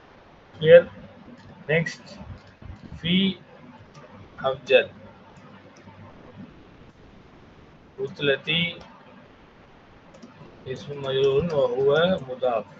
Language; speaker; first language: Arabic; non-native, fluent; Tamil